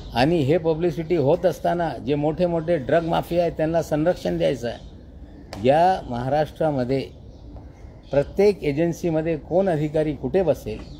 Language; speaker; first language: Hindi; native; Hindi